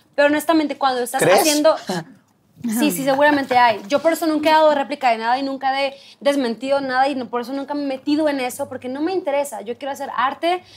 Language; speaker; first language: Spanish; native; Spanish